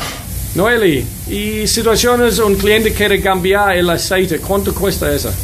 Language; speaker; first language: Spanish; non-native, learner; English